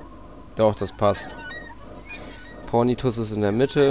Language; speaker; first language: German; native; German